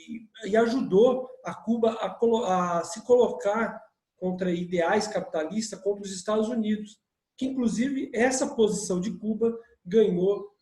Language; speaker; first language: Portuguese; native; Portuguese